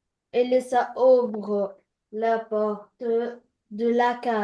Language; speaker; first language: French; non-native, learner; Arabic